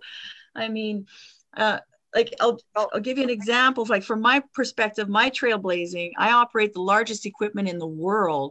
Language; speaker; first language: English; non-native, fluent; French